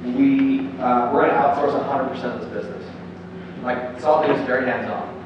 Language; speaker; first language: English; native; English